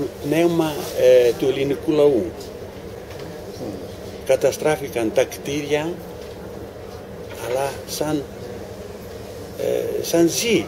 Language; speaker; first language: Greek; non-native, learner; Ukrainian